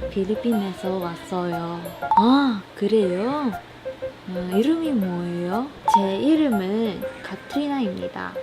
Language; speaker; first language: Korean; non-native, learner; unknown